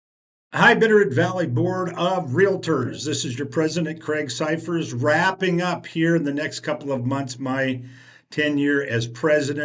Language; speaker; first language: English; native; English